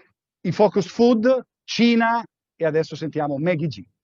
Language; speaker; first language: Italian; native; Italian